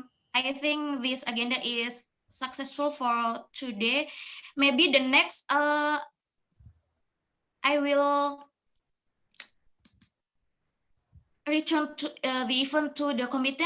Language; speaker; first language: English; non-native, learner; Indonesian